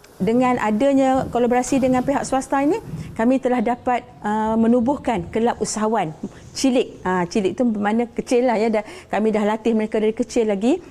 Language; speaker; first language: Malay; native; Malay